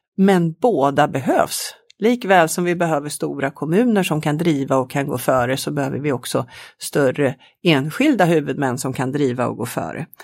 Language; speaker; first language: Swedish; native; Swedish